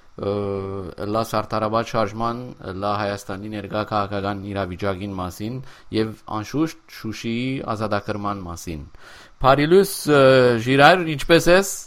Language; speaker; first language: Armenian; early bilingual, heritage; Armenian